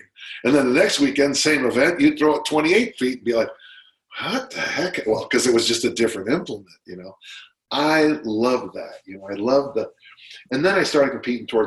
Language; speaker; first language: English; native; English